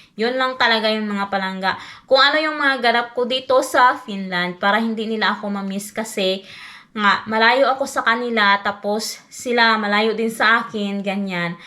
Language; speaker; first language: Filipino; non-native, local second language; Cebuano